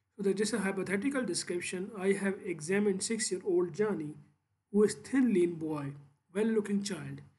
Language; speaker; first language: English; non-native, local second language; Urdu